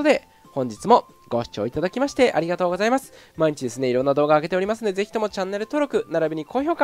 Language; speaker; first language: Japanese; native; Japanese